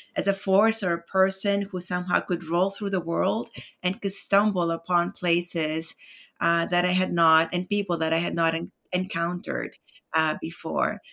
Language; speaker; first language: English; non-native, fluent; Greek